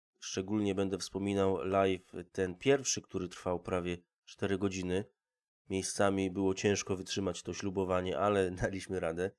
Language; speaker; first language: Polish; native; Polish